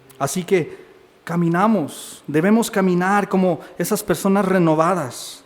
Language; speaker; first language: Spanish; native; Spanish